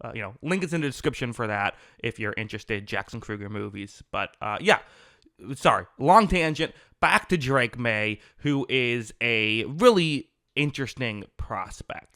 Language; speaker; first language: English; native; English